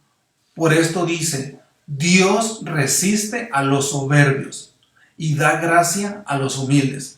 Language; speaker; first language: Spanish; native; Spanish